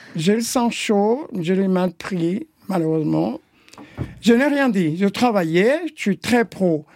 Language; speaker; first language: French; non-native, fluent; Spanish